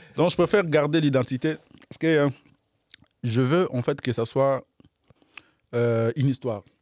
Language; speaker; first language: French; non-native, local second language; Lingala